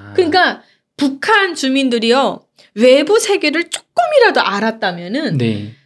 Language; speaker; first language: Korean; native; Korean